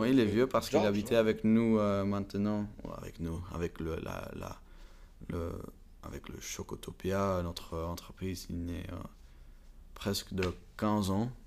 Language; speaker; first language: French; non-native, learner; Dutch